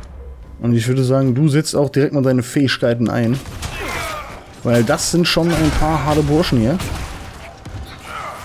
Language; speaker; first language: German; native; German